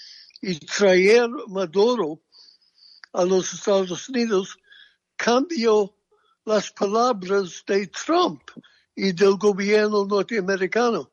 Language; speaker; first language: Spanish; non-native, fluent; English